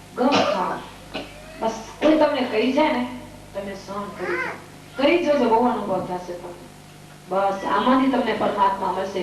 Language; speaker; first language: Gujarati; non-native, local second language; Kachhi